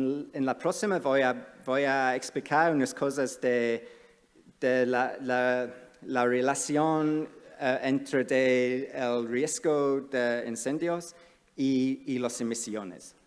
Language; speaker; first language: Spanish; non-native, fluent; English